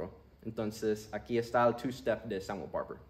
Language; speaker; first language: Spanish; early bilingual, heritage; Spanish